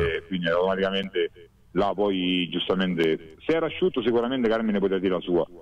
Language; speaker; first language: Italian; native; Italian